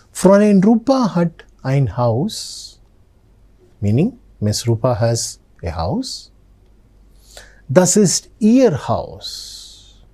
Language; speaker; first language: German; non-native, fluent; Telugu